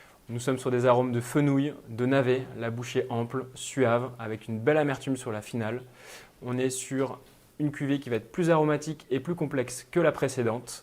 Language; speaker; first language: French; native; French